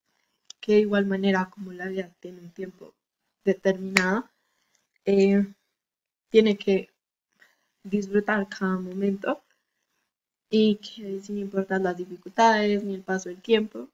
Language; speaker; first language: Spanish; native; Spanish